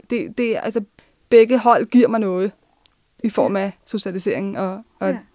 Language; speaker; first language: Danish; early bilingual, other home language; Turkish